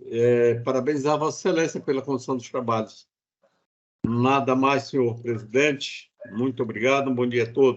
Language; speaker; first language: Portuguese; native; Portuguese